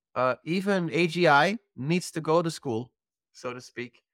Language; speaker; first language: English; non-native, fluent; Dutch